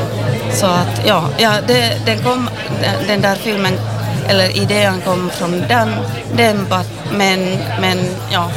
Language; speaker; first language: Swedish; non-native, local second language; Finnish